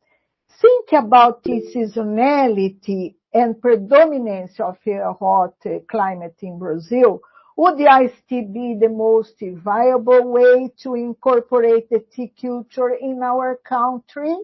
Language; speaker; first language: English; non-native, learner; Portuguese